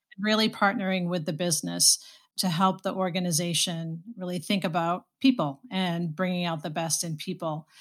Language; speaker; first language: English; native; English